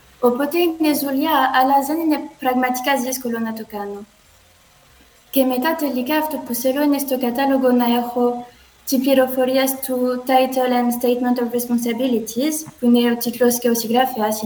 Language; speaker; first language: Greek; non-native, learner; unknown